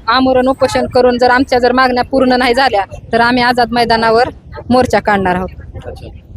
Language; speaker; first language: Marathi; native; Marathi